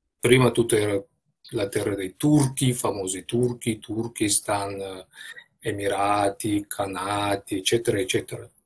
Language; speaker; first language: Italian; non-native, fluent; Uzbek